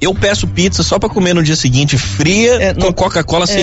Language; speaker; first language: Portuguese; native; Portuguese